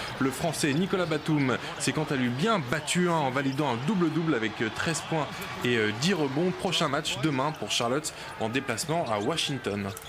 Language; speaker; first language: French; native; French